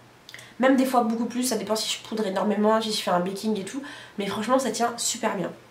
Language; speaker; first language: French; native; French